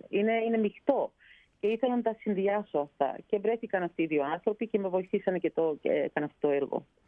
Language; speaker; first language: Greek; early bilingual, heritage; Greek